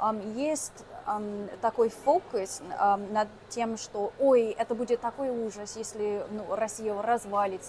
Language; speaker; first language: Russian; non-native, fluent; English